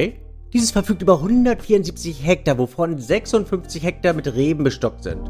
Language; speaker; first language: German; native; German